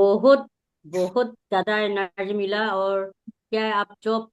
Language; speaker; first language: Hindi; non-native, local second language; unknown